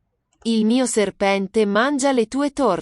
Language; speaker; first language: Italian; non-native, learner; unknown